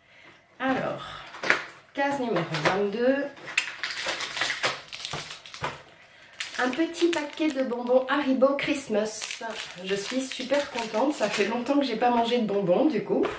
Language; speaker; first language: French; native; French